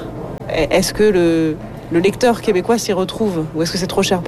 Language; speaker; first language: French; native; French